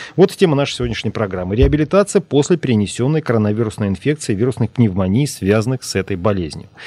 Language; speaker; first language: Russian; native; Russian